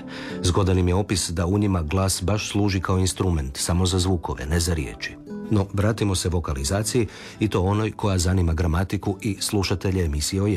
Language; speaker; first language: Serbian; native; Serbian